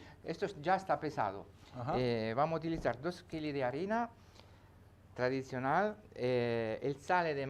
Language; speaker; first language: Spanish; non-native, learner; Italian